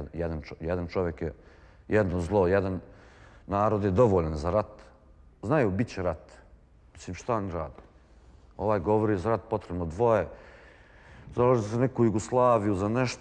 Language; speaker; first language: Croatian; native; Croatian